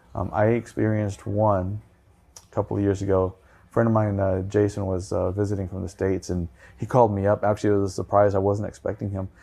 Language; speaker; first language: English; native; English